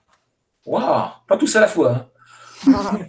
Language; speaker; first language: French; native; French